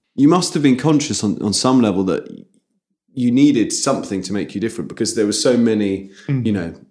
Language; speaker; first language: English; native; English